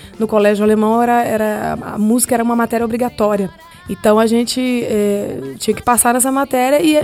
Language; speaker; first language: Portuguese; early bilingual, heritage; Portuguese